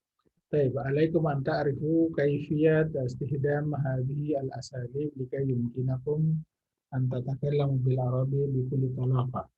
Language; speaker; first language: Arabic; non-native, fluent; Indonesian